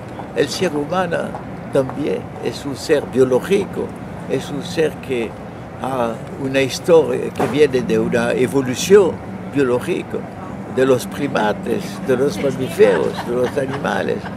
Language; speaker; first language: Spanish; non-native, fluent; French